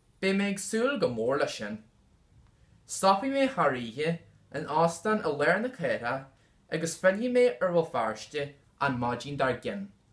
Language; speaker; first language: Irish; non-native, local second language; English